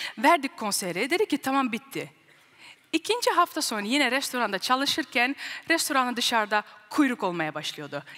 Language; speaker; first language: Turkish; early bilingual, heritage; Turkish